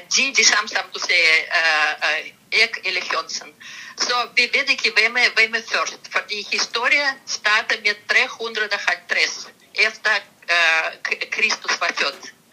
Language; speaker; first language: Danish; non-native, fluent; Russian